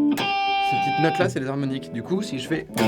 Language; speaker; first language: French; native; French